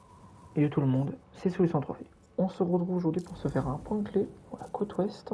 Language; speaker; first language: French; native; French